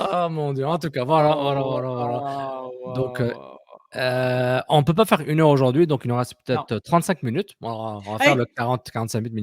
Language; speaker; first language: French; native; French